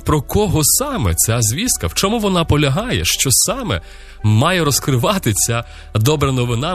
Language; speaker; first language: Ukrainian; native; Ukrainian